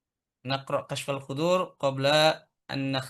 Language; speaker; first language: Arabic; non-native, learner; Indonesian